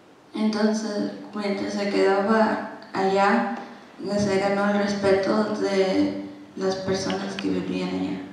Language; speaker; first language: Spanish; non-native, learner; English